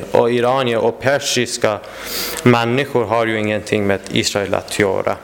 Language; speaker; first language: Swedish; non-native, fluent; Persian